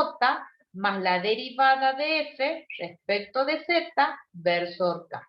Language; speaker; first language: Spanish; native; Spanish